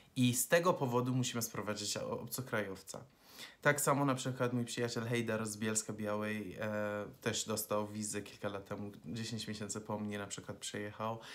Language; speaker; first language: Polish; non-native, fluent; Persian